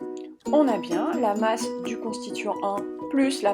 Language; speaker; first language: French; native; French